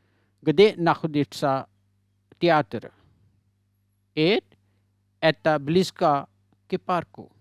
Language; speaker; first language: Russian; non-native, learner; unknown